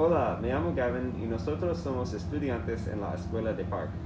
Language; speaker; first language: Spanish; non-native, learner; English